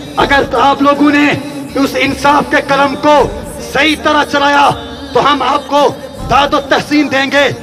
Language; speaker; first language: Urdu; non-native, local second language; Punjabi